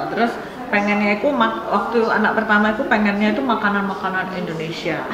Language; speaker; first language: Indonesian; native; Indonesian